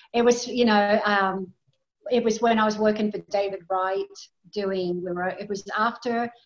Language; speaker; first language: English; native; English